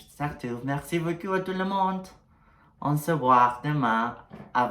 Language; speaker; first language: French; non-native, learner; Spanish